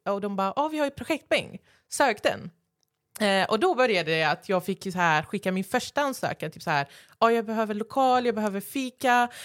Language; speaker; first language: Swedish; early bilingual, other home language; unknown